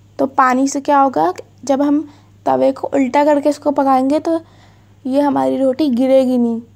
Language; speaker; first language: Urdu; native; Urdu